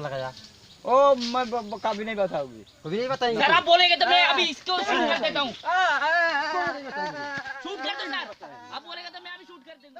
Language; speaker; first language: Hindi; non-native, local second language; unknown